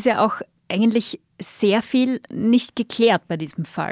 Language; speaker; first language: German; native; German